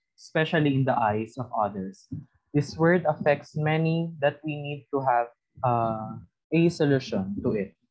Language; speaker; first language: English; non-native, local second language; Filipino